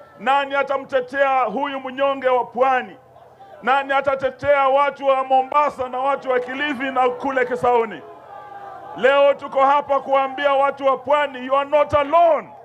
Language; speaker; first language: Swahili; non-native, local second language; Luyia